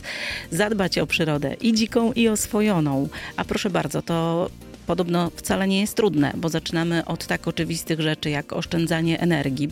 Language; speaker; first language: Polish; native; Polish